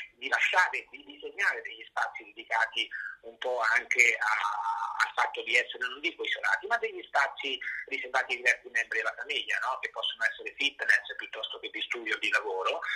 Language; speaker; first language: Italian; native; Italian